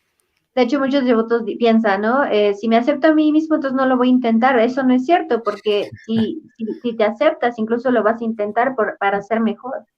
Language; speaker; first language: Spanish; native; Spanish